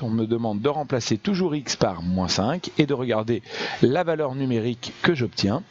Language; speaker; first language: French; native; French